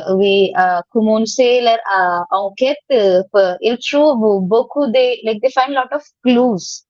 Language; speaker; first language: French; non-native, learner; Hindi